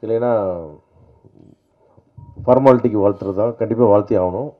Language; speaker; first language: Tamil; native; Tamil